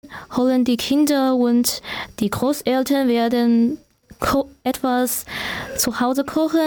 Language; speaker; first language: German; non-native, learner; Chinese